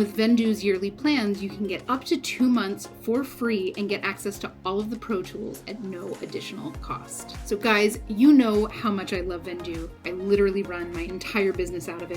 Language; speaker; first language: English; native; English